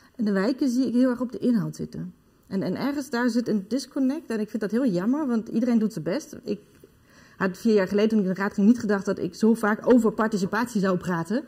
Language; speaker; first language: Dutch; non-native, fluent; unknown